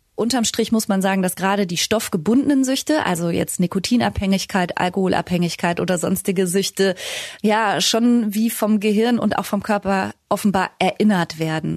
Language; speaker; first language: German; native; German